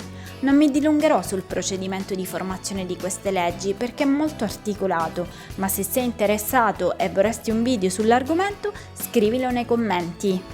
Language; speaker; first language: Italian; native; Italian